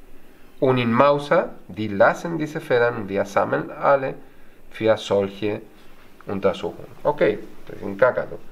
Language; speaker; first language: German; non-native, fluent; Spanish